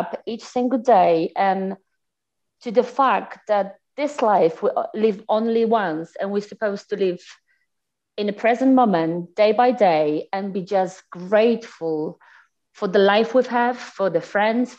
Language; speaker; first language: English; non-native, fluent; Polish